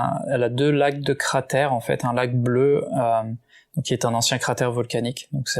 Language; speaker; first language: French; native; French